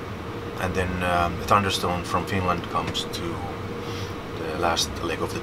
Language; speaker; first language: English; non-native, fluent; Finnish